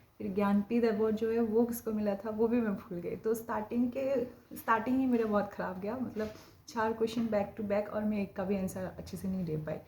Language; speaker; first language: Hindi; non-native, local second language; Assamese